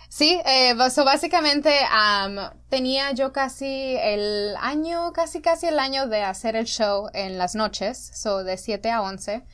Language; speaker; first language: Spanish; early bilingual, other home language; English